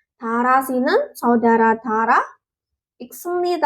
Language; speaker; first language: Korean; non-native, learner; Indonesian